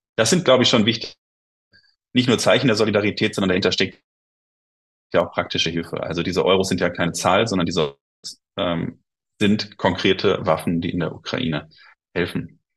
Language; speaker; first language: German; native; German